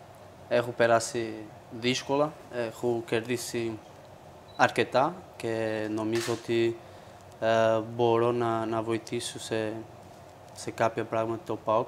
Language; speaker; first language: Greek; non-native, fluent; Portuguese